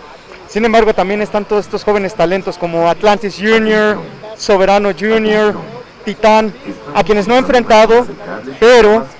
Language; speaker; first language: Spanish; native; Spanish